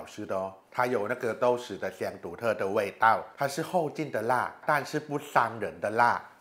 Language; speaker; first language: Chinese; non-native, fluent; Thai